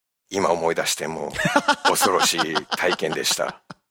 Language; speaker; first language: Japanese; native; Japanese